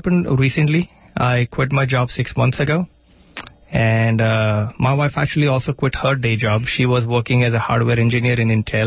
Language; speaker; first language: English; non-native, local second language; Marathi